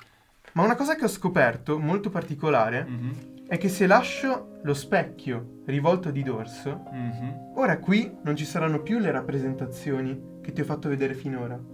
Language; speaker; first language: Italian; native; Italian